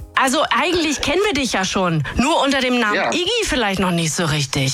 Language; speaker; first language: German; native; German